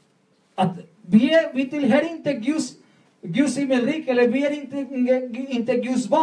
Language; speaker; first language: Swedish; non-native, learner; Spanish